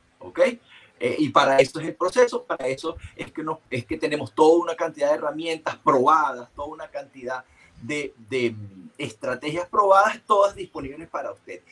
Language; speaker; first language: Spanish; native; Spanish